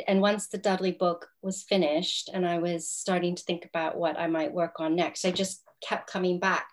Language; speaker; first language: English; native; English